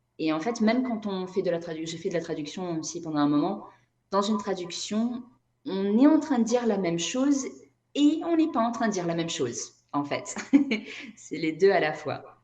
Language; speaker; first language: French; non-native, fluent; Portuguese